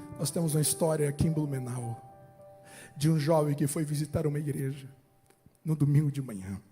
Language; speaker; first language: Portuguese; native; Portuguese